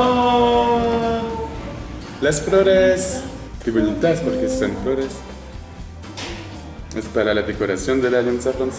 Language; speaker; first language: Spanish; non-native, learner; French